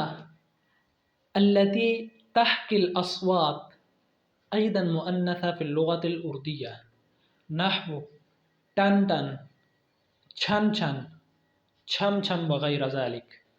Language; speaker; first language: Arabic; non-native, fluent; Urdu